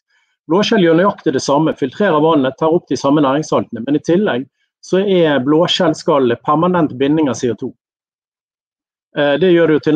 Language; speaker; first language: Norwegian; native; Norwegian